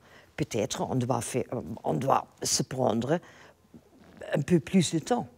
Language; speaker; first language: French; non-native, fluent; Dutch